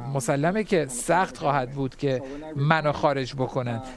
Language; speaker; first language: Persian; non-native, fluent; Chinese